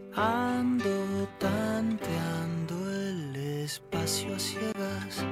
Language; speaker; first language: Spanish; native; Spanish